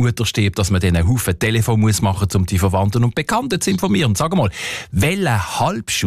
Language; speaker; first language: German; native; German